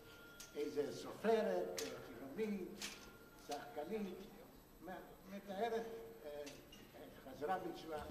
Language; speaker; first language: Hebrew; non-native, fluent; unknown